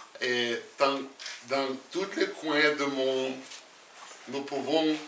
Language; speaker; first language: French; non-native, learner; Russian